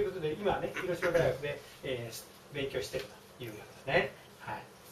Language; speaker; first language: Japanese; native; Japanese